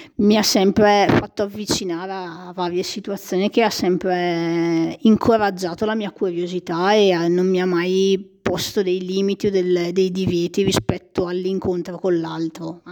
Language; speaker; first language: Italian; native; Italian